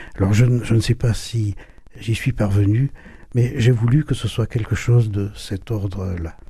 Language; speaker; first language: French; early bilingual, other home language; German